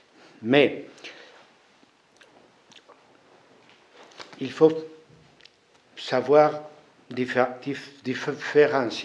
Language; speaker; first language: French; non-native, fluent; Spanish